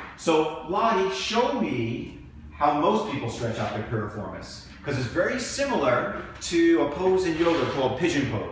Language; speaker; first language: English; native; English